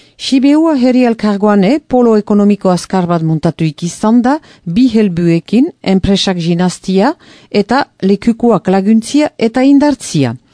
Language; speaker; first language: Basque; native; Basque